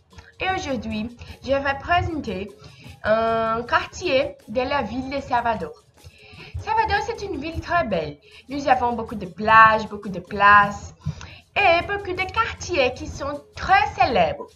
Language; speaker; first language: French; non-native, learner; Portuguese